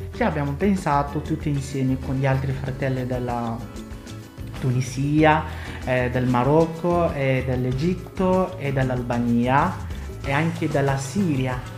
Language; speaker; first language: Italian; non-native, fluent; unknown